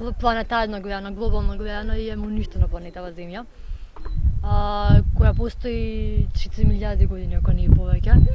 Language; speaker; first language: Macedonian; native; Macedonian